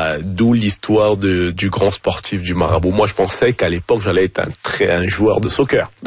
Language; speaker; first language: French; early bilingual, other home language; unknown